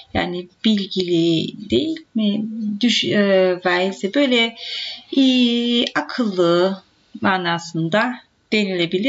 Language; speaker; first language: Turkish; native; Turkish